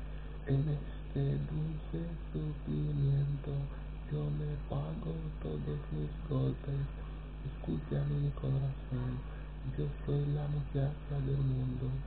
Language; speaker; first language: Spanish; non-native, learner; Romanian